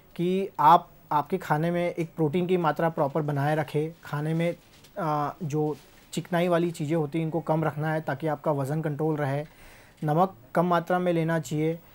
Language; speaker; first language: Hindi; native; Hindi